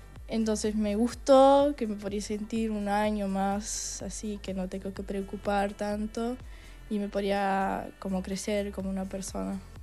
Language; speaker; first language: Spanish; non-native, fluent; Estonian